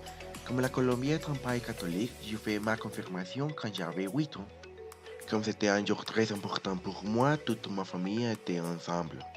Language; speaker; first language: French; non-native, learner; Spanish